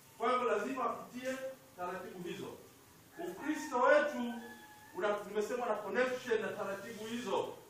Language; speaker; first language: Swahili; native; Swahili